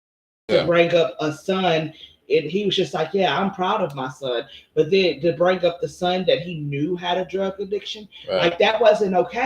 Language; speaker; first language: English; native; English